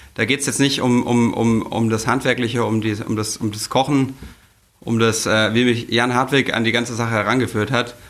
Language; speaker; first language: German; native; German